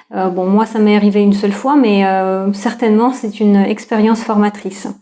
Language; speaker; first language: French; non-native, fluent; Russian